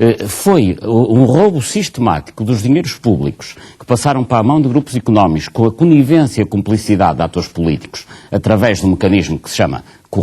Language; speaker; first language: Portuguese; native; Portuguese